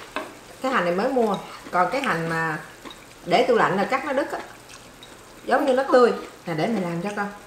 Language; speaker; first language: Vietnamese; native; Vietnamese